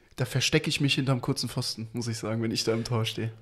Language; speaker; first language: German; native; German